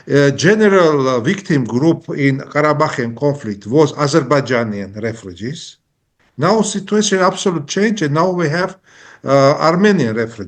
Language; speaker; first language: English; non-native, learner; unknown